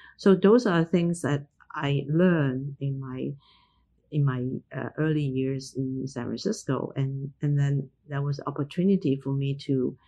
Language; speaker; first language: English; non-native, local second language; Cantonese